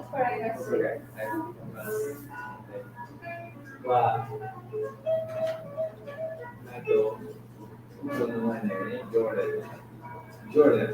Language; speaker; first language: Japanese; non-native, learner; English